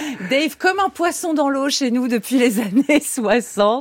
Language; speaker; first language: French; native; French